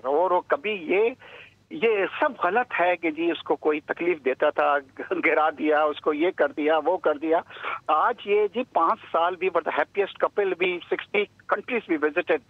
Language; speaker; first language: Urdu; native; Urdu